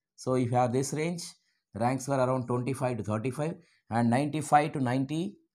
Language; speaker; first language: English; non-native, local second language; Telugu